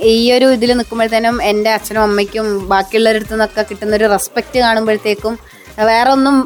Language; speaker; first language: Malayalam; native; Malayalam